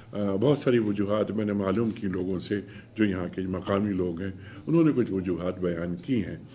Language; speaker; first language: Urdu; native; Urdu